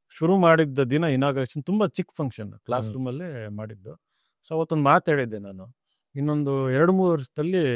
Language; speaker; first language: Kannada; native; Kannada